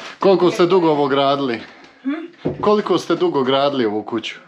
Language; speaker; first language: Bosnian; native; Bosnian